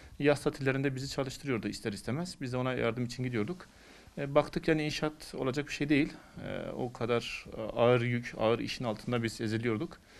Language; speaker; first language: Turkish; non-native, local second language; Kurdish